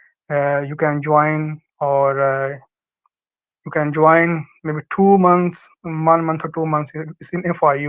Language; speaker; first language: English; non-native, learner; Urdu